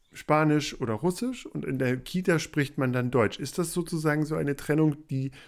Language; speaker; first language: German; native; German